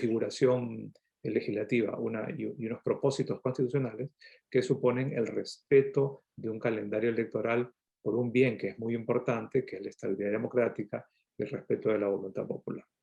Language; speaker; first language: Spanish; native; Spanish